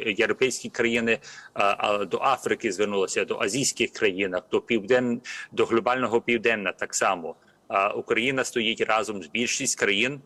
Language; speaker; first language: Ukrainian; early bilingual, heritage; Ukrainian